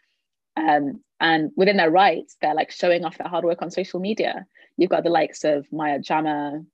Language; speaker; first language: English; native; English